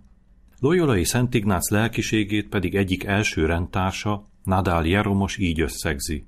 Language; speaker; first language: Hungarian; native; Hungarian